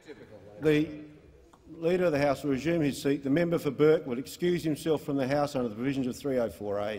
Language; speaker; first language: English; native; English